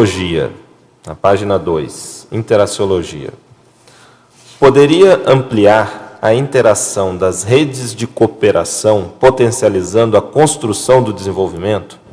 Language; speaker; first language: Portuguese; native; Portuguese